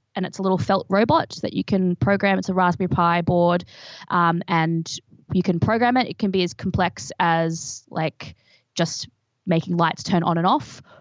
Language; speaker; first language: English; native; English